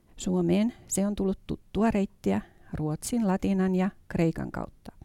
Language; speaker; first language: Finnish; native; Finnish